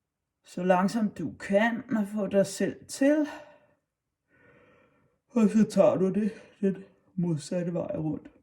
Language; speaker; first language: Danish; native; Danish